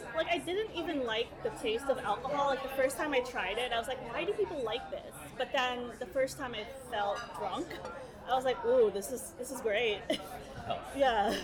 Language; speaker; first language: English; early bilingual, other home language; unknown